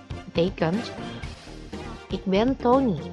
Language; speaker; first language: Dutch; non-native, learner; Indonesian